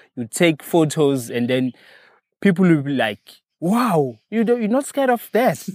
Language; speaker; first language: English; non-native, local second language; Zulu